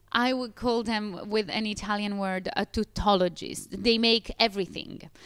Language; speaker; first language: English; non-native, fluent; Italian